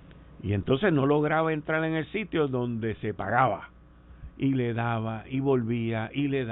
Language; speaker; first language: Spanish; native; Spanish